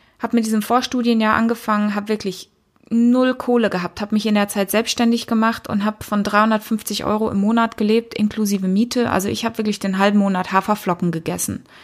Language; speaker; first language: German; early bilingual, heritage; German